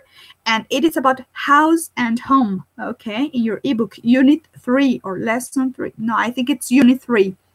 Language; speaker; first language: English; non-native, fluent; Spanish